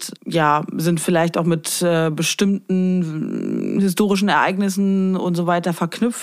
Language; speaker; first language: German; native; German